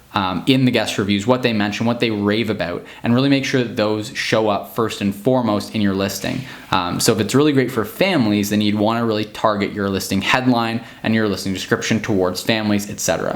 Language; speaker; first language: English; native; English